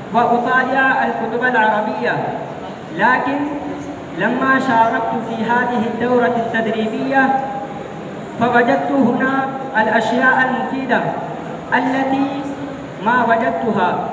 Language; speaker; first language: Arabic; non-native, learner; Urdu